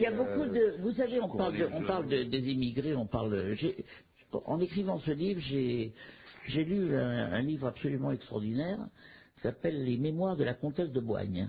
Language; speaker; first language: French; native; French